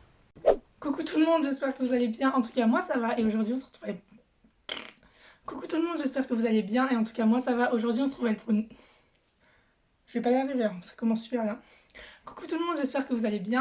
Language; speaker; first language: French; native; French